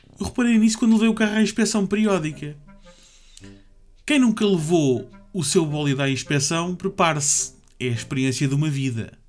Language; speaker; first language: Portuguese; native; Portuguese